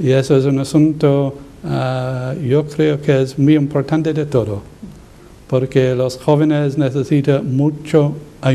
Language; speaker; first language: Spanish; non-native, learner; English